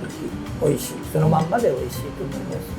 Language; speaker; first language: Japanese; native; Japanese